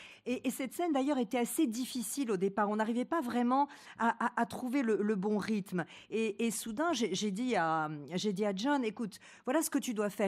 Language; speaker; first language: French; native; French